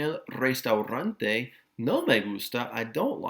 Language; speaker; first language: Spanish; non-native, fluent; English